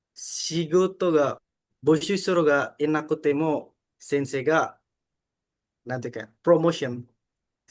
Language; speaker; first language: Japanese; non-native, learner; Indonesian